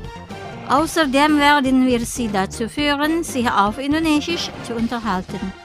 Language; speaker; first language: German; non-native, fluent; Indonesian